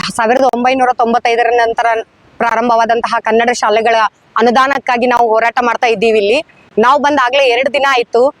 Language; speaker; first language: Kannada; native; Kannada